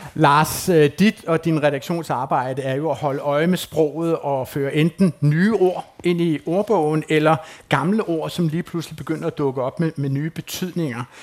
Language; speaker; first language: Danish; native; Danish